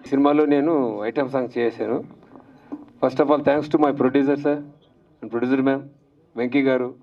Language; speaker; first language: Telugu; non-native, learner; Hindi